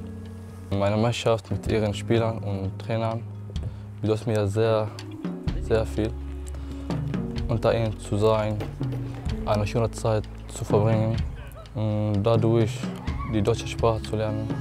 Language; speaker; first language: German; non-native, learner; Arabic